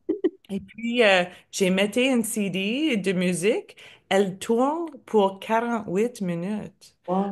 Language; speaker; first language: French; non-native, learner; English